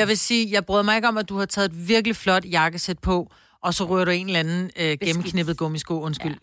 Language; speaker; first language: Danish; native; Danish